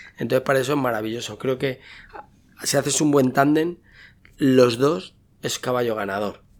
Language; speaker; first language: Spanish; native; Spanish